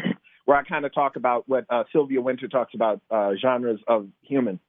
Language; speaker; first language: English; native; English